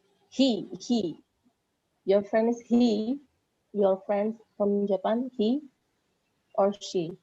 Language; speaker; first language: English; non-native, learner; Indonesian